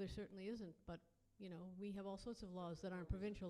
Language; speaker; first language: English; native; English